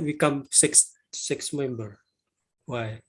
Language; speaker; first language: English; non-native, learner; Indonesian